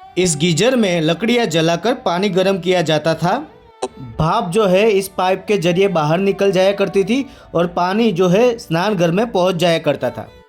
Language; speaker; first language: Hindi; non-native, local second language; Gujarati